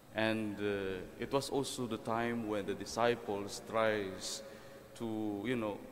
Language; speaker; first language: English; non-native, local second language; Filipino